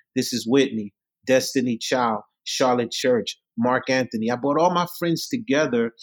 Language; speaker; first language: English; early bilingual, other home language; Haitian Creole